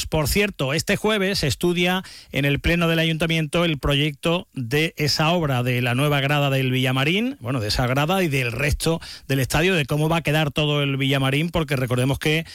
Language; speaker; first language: Spanish; native; Spanish